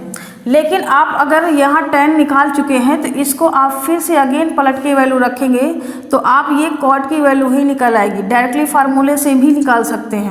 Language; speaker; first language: Hindi; native; Hindi